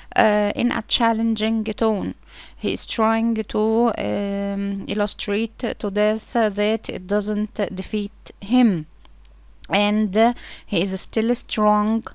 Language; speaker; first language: English; non-native, fluent; Arabic